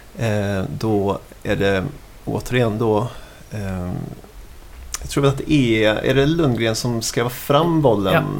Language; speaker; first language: Swedish; native; Swedish